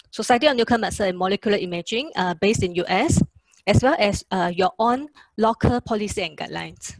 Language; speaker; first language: English; non-native, local second language; Chinese